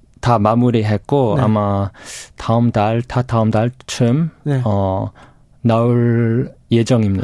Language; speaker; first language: Korean; non-native, fluent; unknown